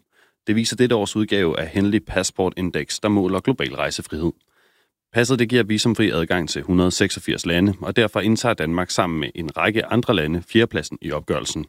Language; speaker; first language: Danish; native; Danish